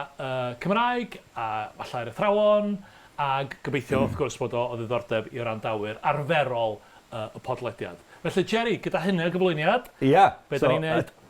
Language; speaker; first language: Welsh; native; Welsh